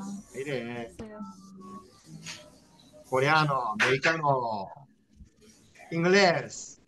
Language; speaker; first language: Spanish; non-native, learner; Korean